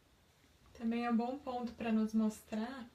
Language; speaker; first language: Portuguese; native; Portuguese